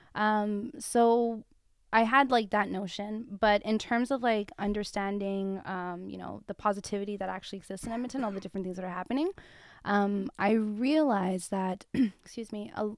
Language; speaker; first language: English; early bilingual, other home language; Tigrinya